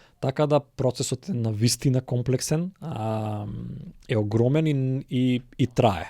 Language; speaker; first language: Macedonian; native; Macedonian